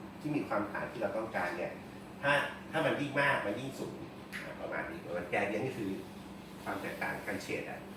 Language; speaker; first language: Thai; native; Thai